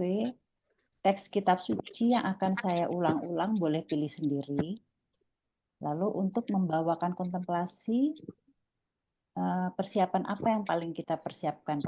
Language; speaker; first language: Indonesian; native; Indonesian